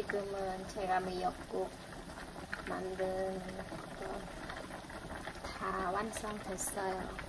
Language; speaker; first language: Korean; non-native, fluent; Khmer